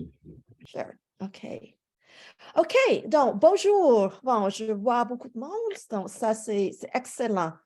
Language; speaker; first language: French; non-native, fluent; Cantonese